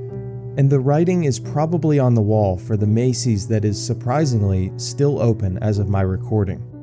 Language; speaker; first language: English; native; English